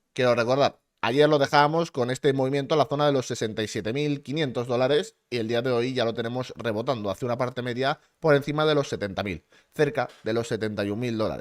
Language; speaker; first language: Spanish; native; Spanish